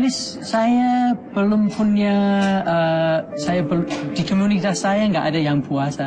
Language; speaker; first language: Indonesian; non-native, fluent; English